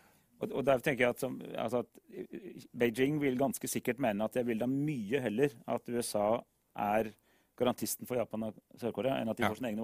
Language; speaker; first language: Norwegian; native; Norwegian